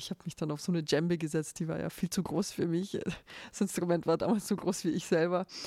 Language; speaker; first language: German; early bilingual, other home language; Bulgarian